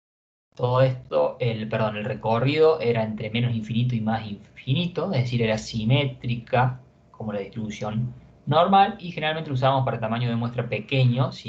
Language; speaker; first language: Spanish; native; Spanish